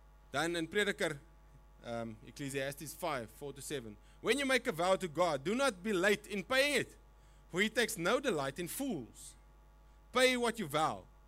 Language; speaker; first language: English; non-native, local second language; Afrikaans